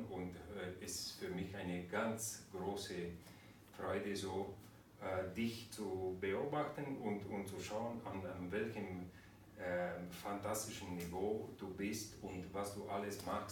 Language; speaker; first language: German; non-native, fluent; Romanian